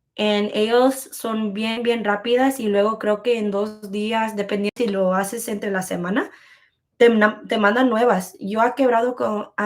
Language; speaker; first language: Spanish; early bilingual, heritage; Spanish